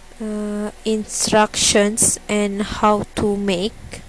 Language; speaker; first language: English; non-native, learner; Malay